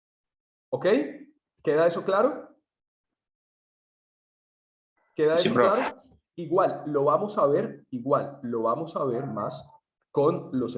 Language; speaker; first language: Spanish; native; Spanish